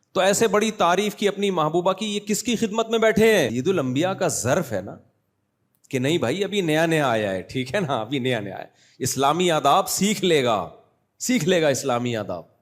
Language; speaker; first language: Urdu; native; Urdu